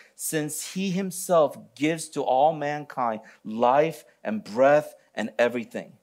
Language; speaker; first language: English; native; English